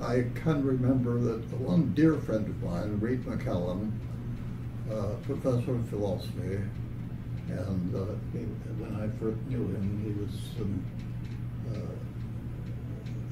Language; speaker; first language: English; native; English